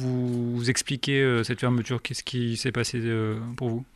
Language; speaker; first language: French; native; French